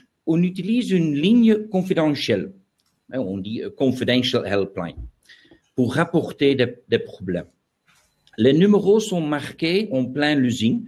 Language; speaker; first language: French; non-native, learner; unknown